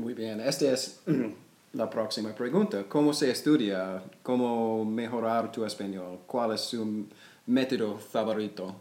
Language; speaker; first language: Spanish; non-native, learner; English